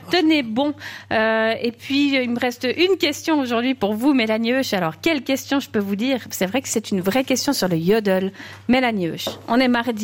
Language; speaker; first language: French; native; French